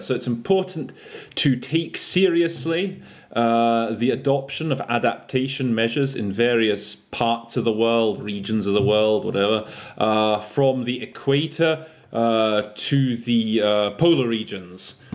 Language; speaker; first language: English; native; English